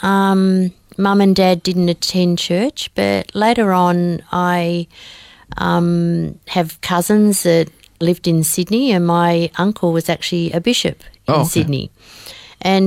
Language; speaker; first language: English; native; English